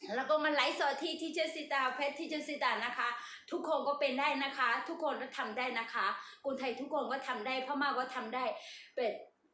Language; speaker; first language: Thai; non-native, learner; Burmese